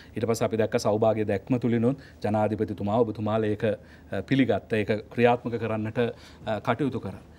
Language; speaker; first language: Sinhala; native; Sinhala